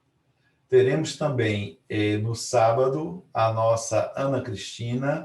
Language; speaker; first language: Portuguese; native; Portuguese